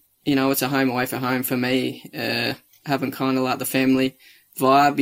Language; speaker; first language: English; native; English